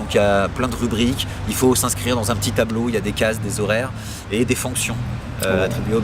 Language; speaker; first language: French; native; French